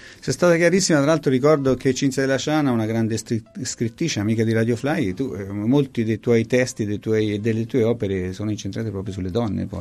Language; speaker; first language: Italian; native; Italian